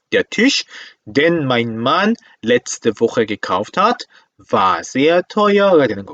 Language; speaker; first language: German; non-native, fluent; Korean